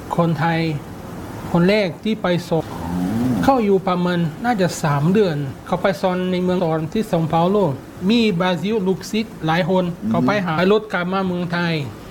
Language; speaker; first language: Thai; non-native, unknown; Portuguese